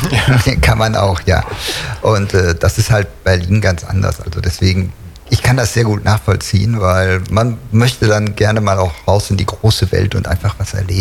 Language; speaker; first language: German; native; German